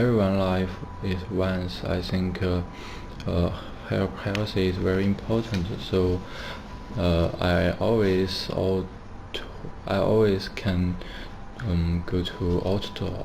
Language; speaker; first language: English; non-native, learner; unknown